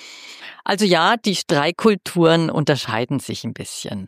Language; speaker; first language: German; native; German